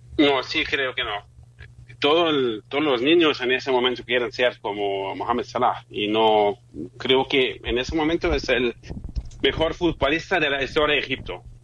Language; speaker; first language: Spanish; non-native, fluent; German